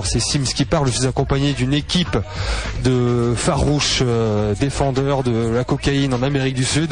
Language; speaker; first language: French; native; French